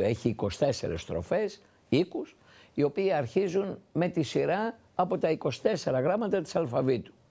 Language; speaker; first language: Greek; native; Greek